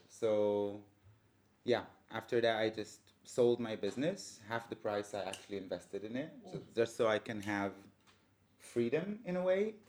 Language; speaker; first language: English; non-native, fluent; Hebrew